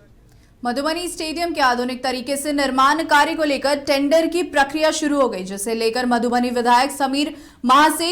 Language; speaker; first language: Hindi; native; Hindi